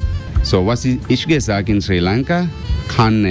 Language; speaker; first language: German; non-native, learner; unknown